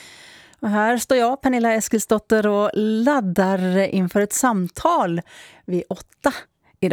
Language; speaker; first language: Swedish; native; Swedish